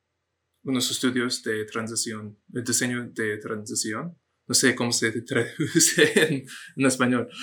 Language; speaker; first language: Spanish; non-native, fluent; English